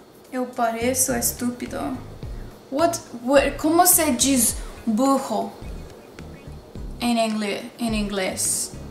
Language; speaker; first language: Portuguese; non-native, learner; English